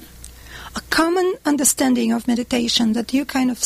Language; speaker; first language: English; non-native, fluent; Russian